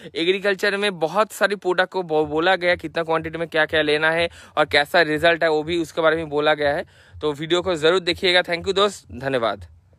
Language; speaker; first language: Hindi; non-native, local second language; Bangla